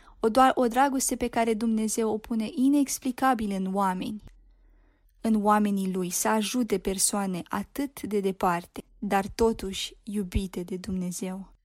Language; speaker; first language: Romanian; native; Romanian